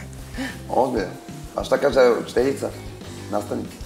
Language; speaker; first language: Serbian; native; Serbian